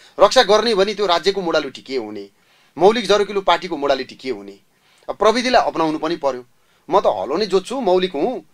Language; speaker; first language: Nepali; native; Nepali